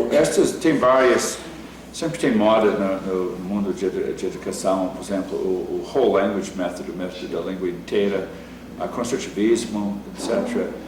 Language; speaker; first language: Portuguese; non-native, fluent; English